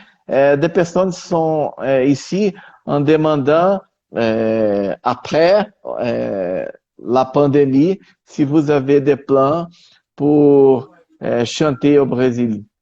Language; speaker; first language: French; non-native, learner; Portuguese